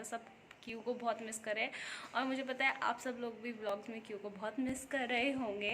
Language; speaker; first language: Hindi; native; Hindi